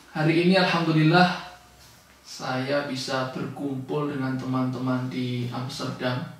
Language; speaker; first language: Indonesian; native; Indonesian